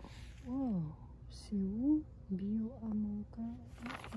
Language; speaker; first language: French; non-native, fluent; Chinese